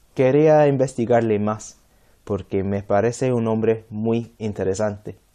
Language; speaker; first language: Spanish; non-native, fluent; English